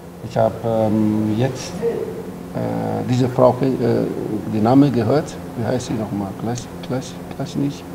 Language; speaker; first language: German; early bilingual, other home language; Albanian